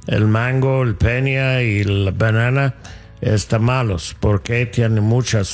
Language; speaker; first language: Spanish; non-native, learner; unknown